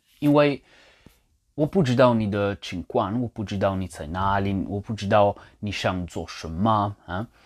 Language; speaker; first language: Chinese; non-native, learner; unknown